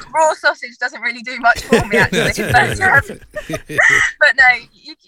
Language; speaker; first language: English; native; English